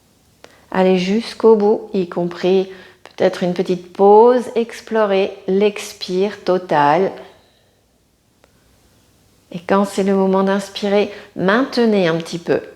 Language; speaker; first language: French; native; French